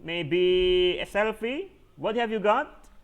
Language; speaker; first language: English; non-native, fluent; Indonesian